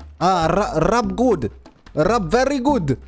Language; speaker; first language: English; non-native, learner; French